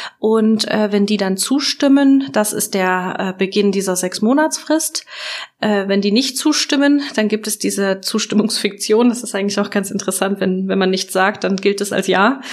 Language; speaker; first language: German; native; German